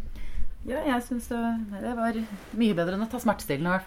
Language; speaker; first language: Norwegian; native; Norwegian